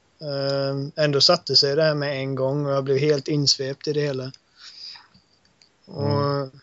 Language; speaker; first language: Swedish; native; Swedish